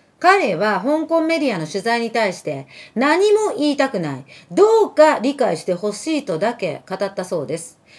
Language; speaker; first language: Japanese; early bilingual, other home language; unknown